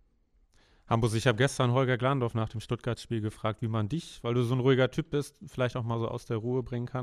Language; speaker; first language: German; native; German